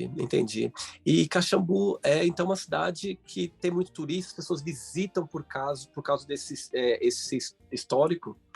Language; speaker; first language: Portuguese; native; Portuguese